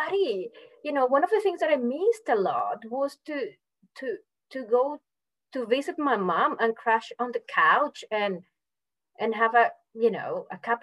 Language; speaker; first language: English; non-native, fluent; Spanish